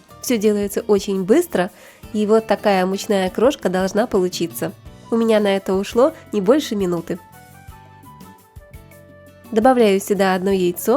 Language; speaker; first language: Russian; native; Russian